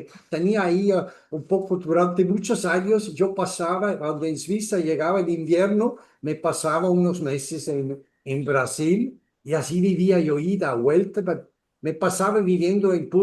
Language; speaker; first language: Spanish; non-native, fluent; German